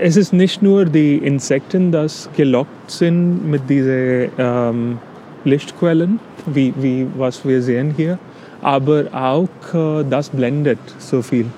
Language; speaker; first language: German; non-native, fluent; English